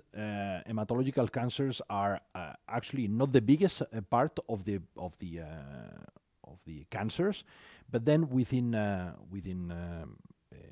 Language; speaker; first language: English; non-native, fluent; Spanish